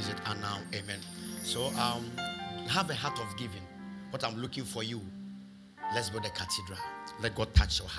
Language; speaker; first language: English; non-native, local second language; Akan